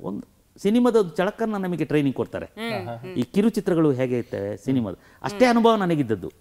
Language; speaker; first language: Kannada; non-native, local second language; Kodava